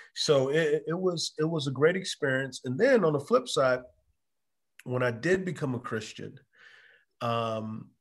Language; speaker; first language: English; native; English